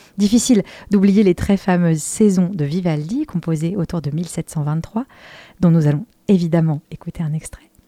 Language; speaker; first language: French; native; French